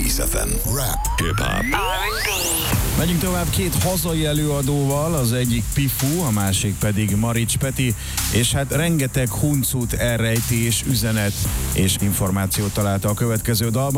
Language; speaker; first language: Hungarian; native; Hungarian